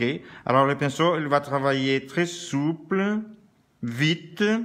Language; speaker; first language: French; non-native, learner; Portuguese